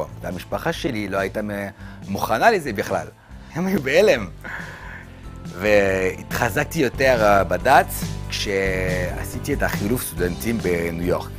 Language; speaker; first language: Hebrew; non-native, fluent; French